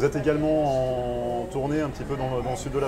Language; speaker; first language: French; native; French